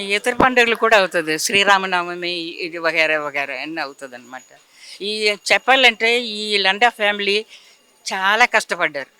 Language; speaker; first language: Telugu; early bilingual, heritage; Telugu